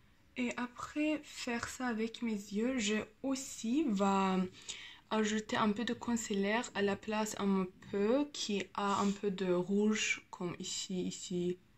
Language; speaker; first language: French; non-native, learner; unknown